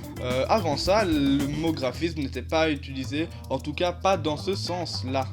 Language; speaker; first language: French; native; French